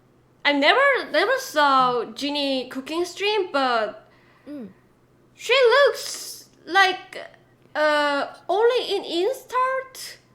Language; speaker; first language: English; non-native, learner; Korean